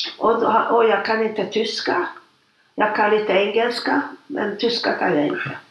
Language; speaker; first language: Swedish; non-native, fluent; Hungarian